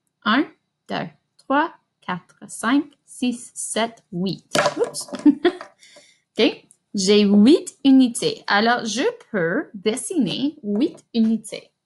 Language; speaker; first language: French; non-native, fluent; English